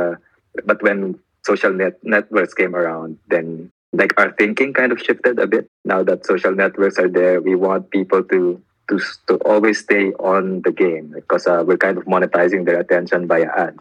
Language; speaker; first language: English; non-native, local second language; Filipino